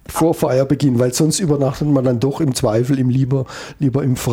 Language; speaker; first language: German; native; German